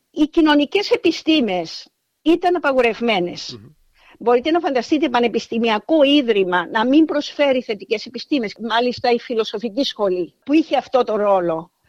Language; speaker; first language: Greek; native; Greek